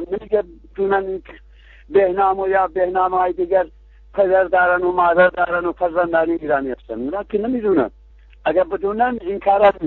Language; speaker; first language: Persian; non-native, local second language; Kurdish